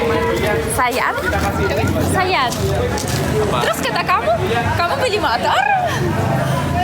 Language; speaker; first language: Indonesian; non-native, learner; Russian